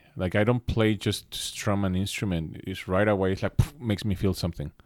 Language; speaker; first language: English; non-native, fluent; Spanish